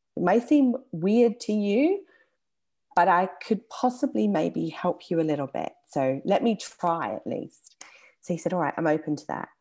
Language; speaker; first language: English; native; English